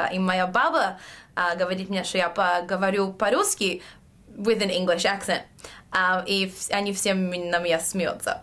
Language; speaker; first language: Russian; early bilingual, heritage; Russian